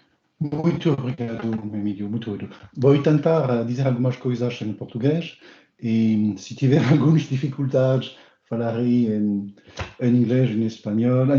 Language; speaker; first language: Portuguese; non-native, learner; French